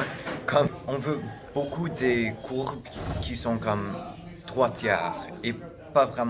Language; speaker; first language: French; non-native, local second language; English